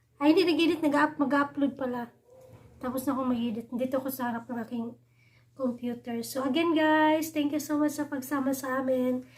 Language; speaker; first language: Filipino; non-native, local second language; Cebuano